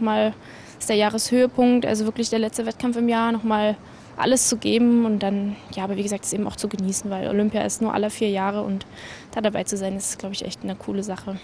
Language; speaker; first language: German; native; German